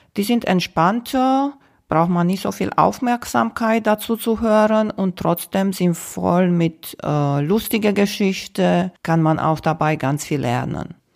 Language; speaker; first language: German; non-native, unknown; Romanian